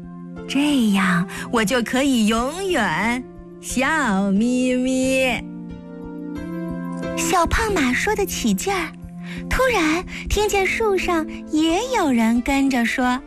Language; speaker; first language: Chinese; native; Chinese